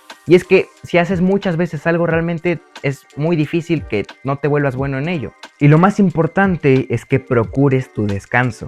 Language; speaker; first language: Spanish; native; Spanish